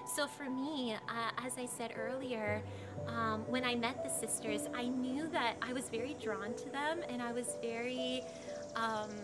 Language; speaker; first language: English; native; English